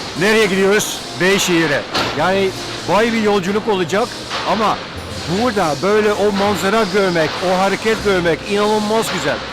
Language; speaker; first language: Turkish; non-native, fluent; Dutch